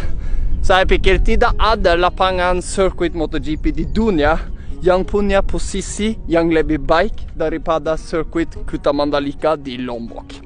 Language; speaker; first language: Indonesian; non-native, learner; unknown